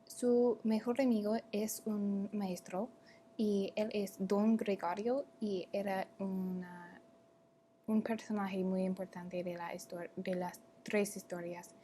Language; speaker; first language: Spanish; non-native, learner; English